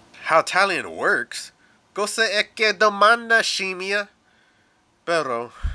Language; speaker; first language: Italian; non-native, learner; English